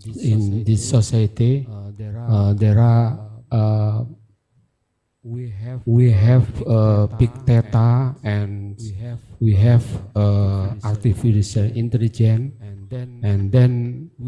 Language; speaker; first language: English; non-native, learner; Indonesian